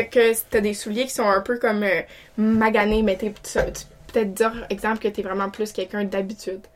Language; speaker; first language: French; native; French